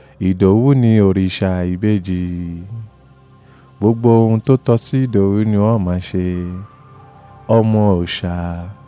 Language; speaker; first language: Portuguese; non-native, learner; Igbo